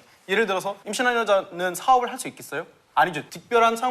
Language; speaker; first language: Korean; non-native, fluent; Arabic